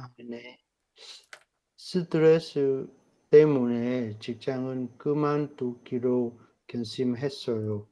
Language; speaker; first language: Korean; non-native, learner; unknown